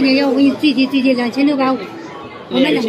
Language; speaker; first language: Chinese; native; Chinese